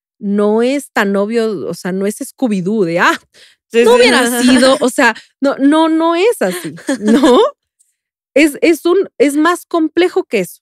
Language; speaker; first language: Spanish; native; Spanish